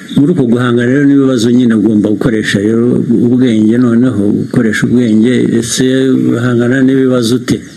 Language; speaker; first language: Kinyarwanda; early bilingual, heritage; Kinyarwanda